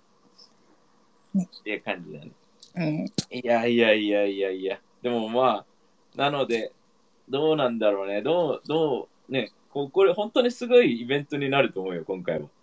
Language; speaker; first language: Japanese; non-native, fluent; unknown